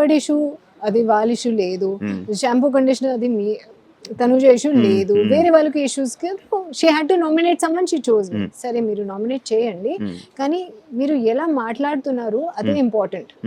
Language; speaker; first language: Telugu; non-native, local second language; Hindi